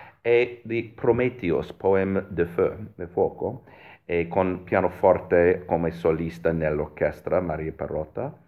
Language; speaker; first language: Italian; non-native, fluent; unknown